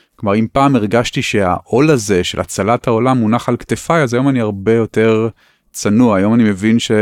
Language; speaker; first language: Hebrew; native; Hebrew